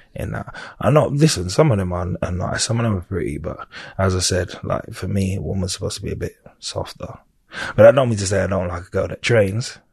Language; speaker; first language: English; native; English